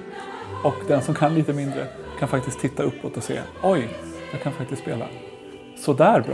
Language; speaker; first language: Swedish; native; Swedish